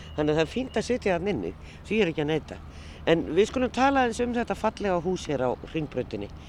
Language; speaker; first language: Icelandic; native; Icelandic